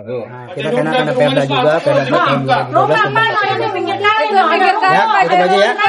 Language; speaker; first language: Indonesian; non-native, local second language; Sundanese